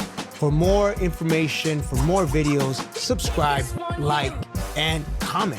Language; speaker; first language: English; native; English